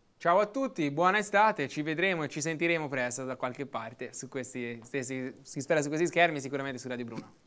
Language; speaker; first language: Italian; native; Italian